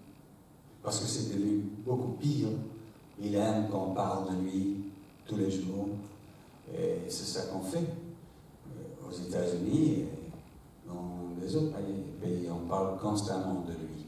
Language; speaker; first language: French; non-native, fluent; English